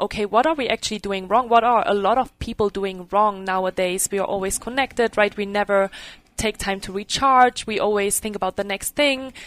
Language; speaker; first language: English; non-native, fluent; German